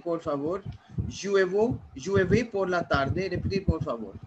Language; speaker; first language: Spanish; non-native, learner; Hindi